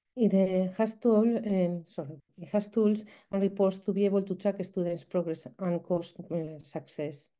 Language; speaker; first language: English; non-native, fluent; Spanish